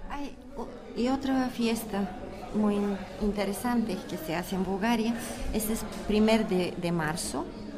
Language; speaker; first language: Spanish; non-native, learner; Bulgarian